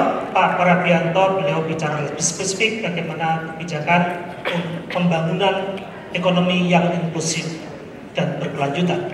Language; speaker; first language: Indonesian; native; Indonesian